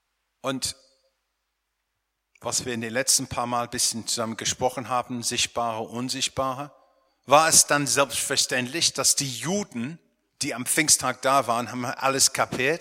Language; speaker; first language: German; non-native, fluent; English